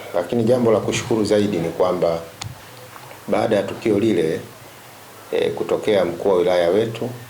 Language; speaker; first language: Swahili; native; Swahili